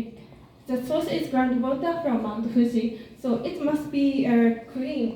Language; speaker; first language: English; non-native, learner; Japanese